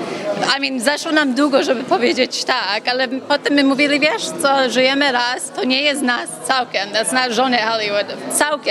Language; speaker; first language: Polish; early bilingual, heritage; English